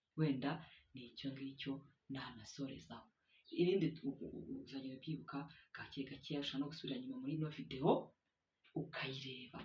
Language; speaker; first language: Kinyarwanda; native; Kinyarwanda